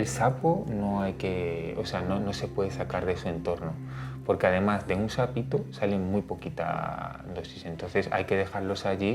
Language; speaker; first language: Spanish; native; Spanish